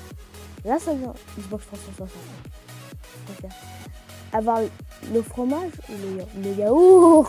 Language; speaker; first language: French; native; French